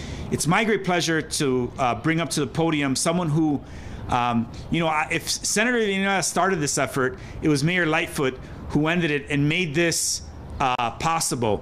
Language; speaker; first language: English; early bilingual, other home language; Spanish